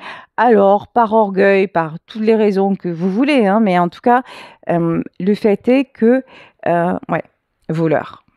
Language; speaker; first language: French; native; French